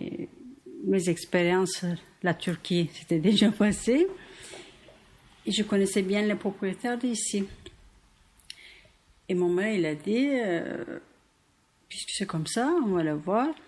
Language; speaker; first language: French; non-native, fluent; Turkish